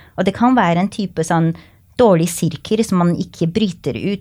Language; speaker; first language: Norwegian; non-native, fluent; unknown